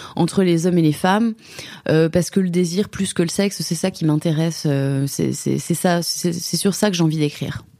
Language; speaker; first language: French; native; French